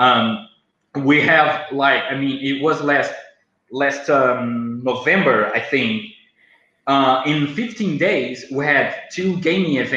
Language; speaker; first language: English; non-native, fluent; Portuguese